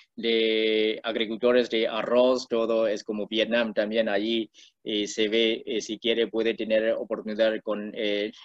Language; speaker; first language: Spanish; non-native, learner; Burmese